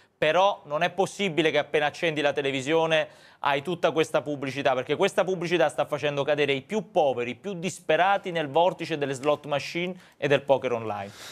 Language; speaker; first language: Italian; native; Italian